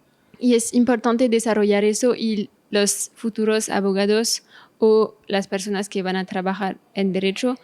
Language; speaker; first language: Spanish; non-native, fluent; French